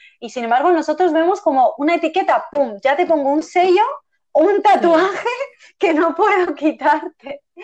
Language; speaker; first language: Spanish; early bilingual, other home language; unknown